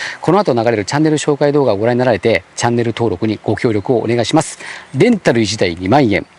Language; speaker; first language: Japanese; native; Japanese